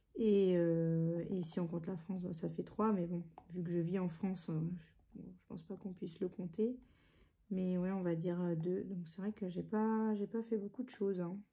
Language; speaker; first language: French; early bilingual, other home language; Portuguese